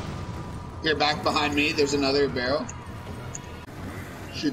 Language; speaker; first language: English; native; English